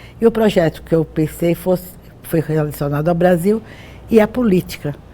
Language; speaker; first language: Portuguese; native; Portuguese